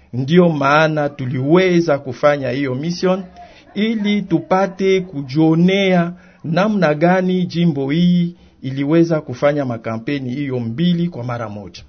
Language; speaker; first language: Swahili; non-native, local second language; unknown